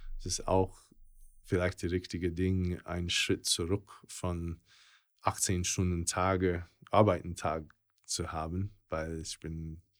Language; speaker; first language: German; non-native, fluent; English